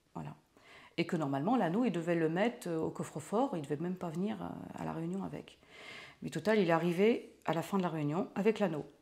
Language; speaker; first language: French; native; French